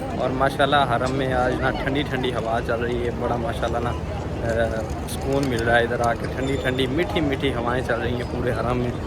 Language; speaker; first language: Urdu; non-native, local second language; Punjabi